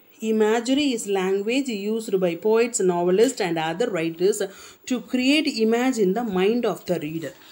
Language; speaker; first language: English; non-native, local second language; Tamil